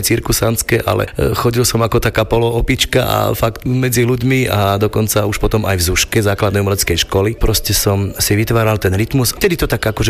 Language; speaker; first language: Slovak; native; Slovak